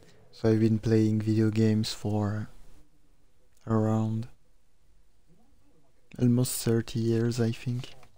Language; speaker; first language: English; non-native, fluent; French